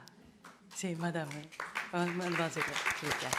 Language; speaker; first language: French; non-native, learner; Japanese